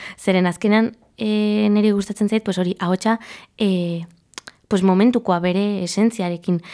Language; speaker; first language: Basque; non-native, local second language; Spanish